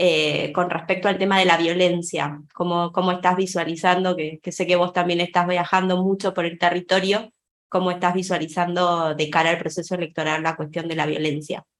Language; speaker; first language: Spanish; native; Spanish